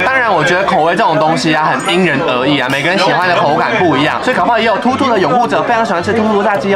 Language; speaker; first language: Chinese; native; Chinese